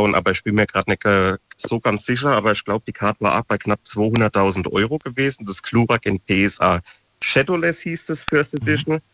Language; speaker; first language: German; native; German